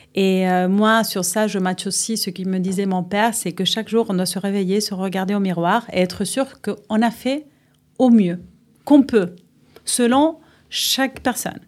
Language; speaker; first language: French; non-native, fluent; Spanish